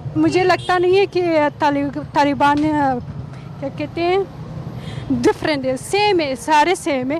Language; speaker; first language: Hindi; non-native, learner; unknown